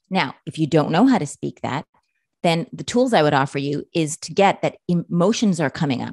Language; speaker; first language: English; native; English